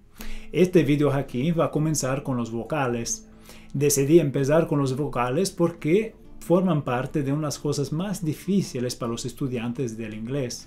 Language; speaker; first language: Spanish; non-native, fluent; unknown